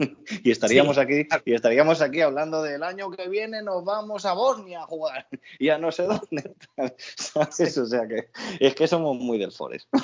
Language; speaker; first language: Spanish; native; Spanish